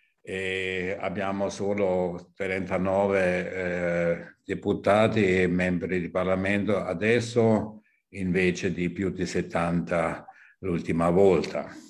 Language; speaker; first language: Italian; non-native, fluent; German